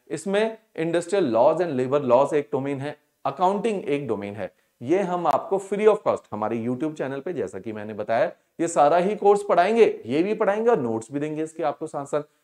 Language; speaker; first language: Hindi; non-native, local second language; Punjabi